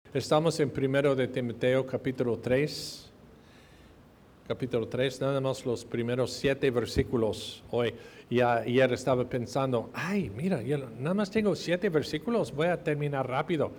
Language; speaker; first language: Spanish; non-native, fluent; English